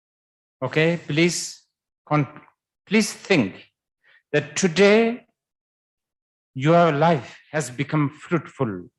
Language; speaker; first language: English; non-native, fluent; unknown